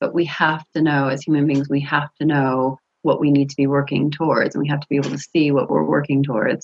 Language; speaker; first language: English; native; English